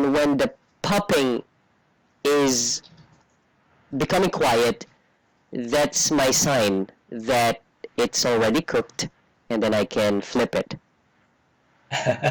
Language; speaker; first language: English; non-native, fluent; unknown